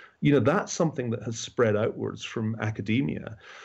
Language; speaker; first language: English; native; English